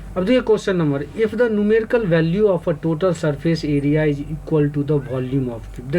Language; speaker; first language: Hindi; native; Hindi